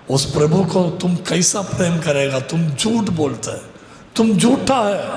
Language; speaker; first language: Hindi; non-native, local second language; Malayalam